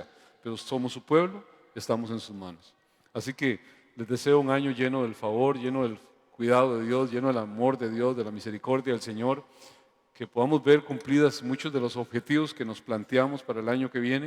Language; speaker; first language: Spanish; native; Spanish